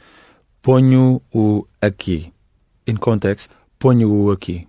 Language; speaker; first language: Portuguese; non-native, learner; English